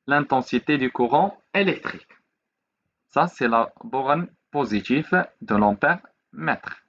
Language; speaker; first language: French; non-native, local second language; Arabic